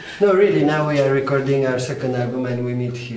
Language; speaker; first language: English; non-native, fluent; Polish